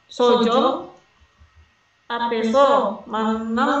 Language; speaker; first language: Korean; non-native, learner; Indonesian